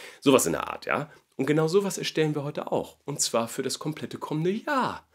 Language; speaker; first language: German; native; German